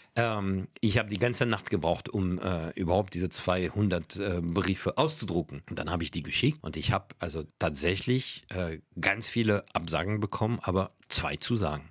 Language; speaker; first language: German; non-native, fluent; French